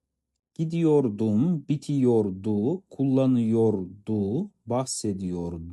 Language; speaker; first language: Turkish; non-native, fluent; Kazakh